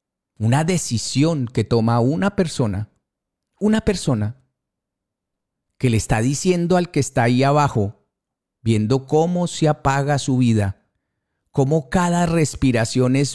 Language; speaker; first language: Spanish; native; Spanish